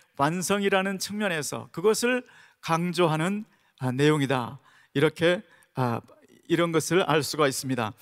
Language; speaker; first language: Korean; native; Korean